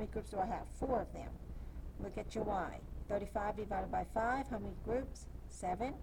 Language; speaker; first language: English; native; English